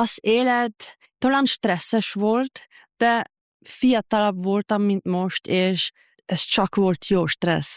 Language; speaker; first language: Hungarian; non-native, fluent; German